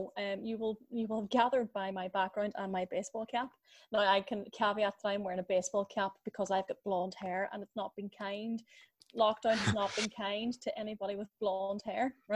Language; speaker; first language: English; native; English